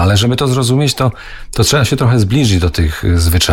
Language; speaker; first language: Polish; native; Polish